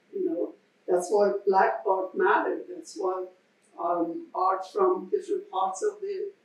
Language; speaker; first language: English; non-native, fluent; Persian